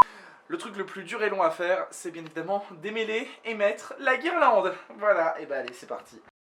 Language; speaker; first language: French; native; French